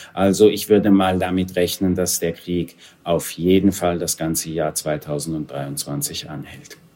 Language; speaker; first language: German; native; German